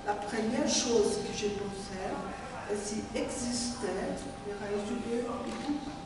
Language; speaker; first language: French; non-native, learner; Portuguese